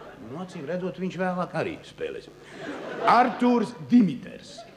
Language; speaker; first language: Latvian; native; Latvian